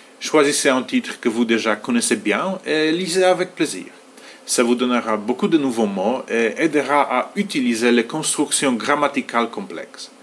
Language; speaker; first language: French; non-native, fluent; Polish